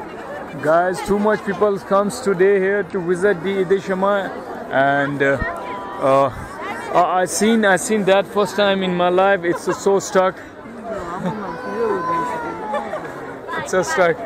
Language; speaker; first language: English; non-native, learner; Urdu